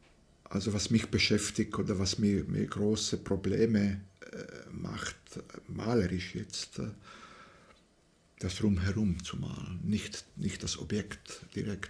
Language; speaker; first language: German; non-native, fluent; Slovak